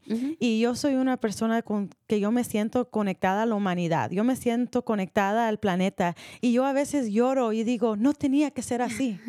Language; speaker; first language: Spanish; early bilingual, heritage; Spanish